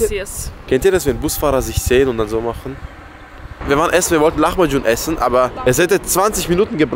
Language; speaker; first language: German; early bilingual, other home language; Persian